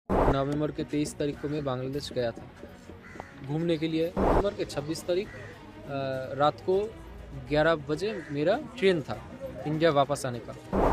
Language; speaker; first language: Hindi; non-native, local second language; Bangla